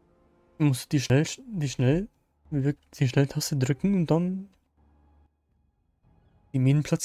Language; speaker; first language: German; native; German